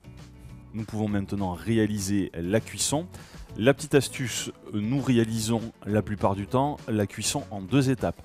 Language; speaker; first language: French; native; French